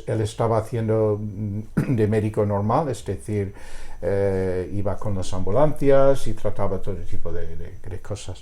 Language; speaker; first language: Spanish; non-native, fluent; English